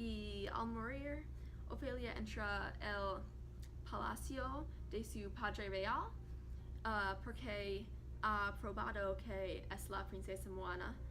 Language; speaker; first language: Spanish; non-native, learner; English